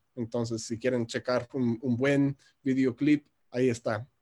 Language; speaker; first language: Spanish; non-native, fluent; English